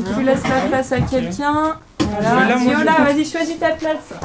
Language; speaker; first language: French; native; French